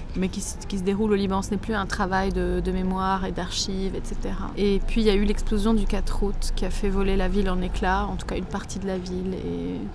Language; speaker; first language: French; native; French